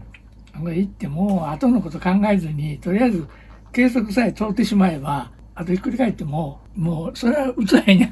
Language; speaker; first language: Japanese; native; Japanese